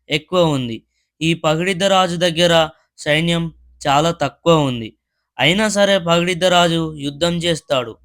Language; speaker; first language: Telugu; native; Telugu